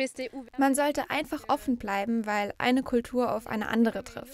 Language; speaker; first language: German; non-native, fluent; French